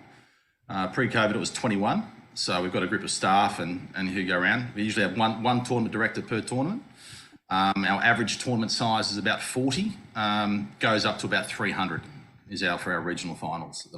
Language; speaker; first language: English; native; English